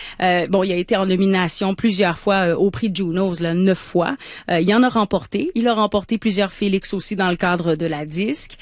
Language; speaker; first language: French; native; French